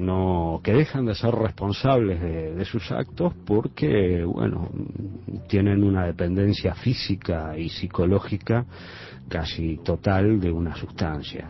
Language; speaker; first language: Spanish; native; Spanish